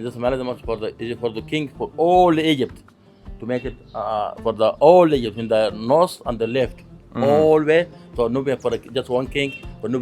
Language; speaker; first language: English; non-native, learner; Arabic